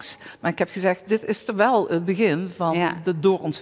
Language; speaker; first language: Dutch; native; Dutch